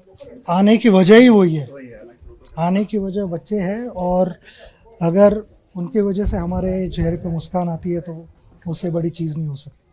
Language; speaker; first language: Hindi; non-native, local second language; Marathi